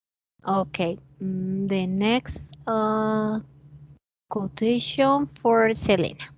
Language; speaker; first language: English; non-native, learner; Spanish